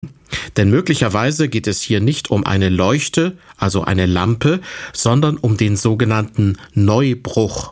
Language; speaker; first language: German; native; German